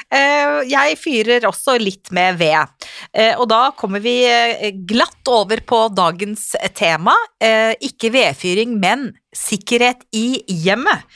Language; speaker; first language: Norwegian; native; Norwegian